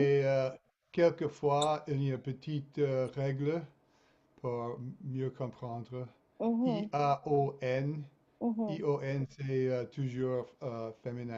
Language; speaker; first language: French; non-native, fluent; English